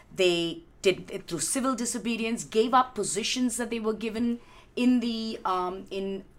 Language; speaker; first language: English; non-native, local second language; Malayalam